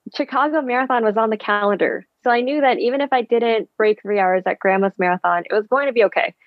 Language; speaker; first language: English; early bilingual, other home language; Vietnamese